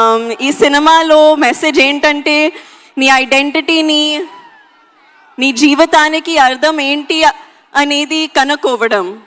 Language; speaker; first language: Telugu; non-native, learner; Hindi